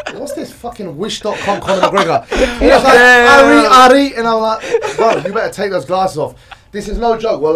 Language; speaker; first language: English; native; English